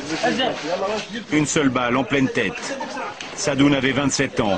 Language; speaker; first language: French; native; French